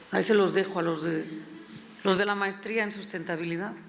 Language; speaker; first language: Spanish; native; Spanish